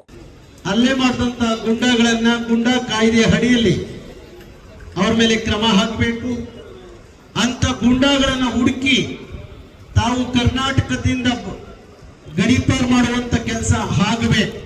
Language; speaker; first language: Kannada; native; Kannada